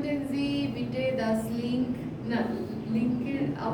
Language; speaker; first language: German; non-native, learner; Bangla